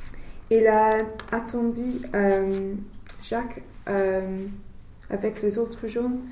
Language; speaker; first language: French; non-native, learner; English